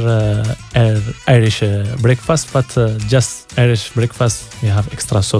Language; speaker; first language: English; non-native, learner; Arabic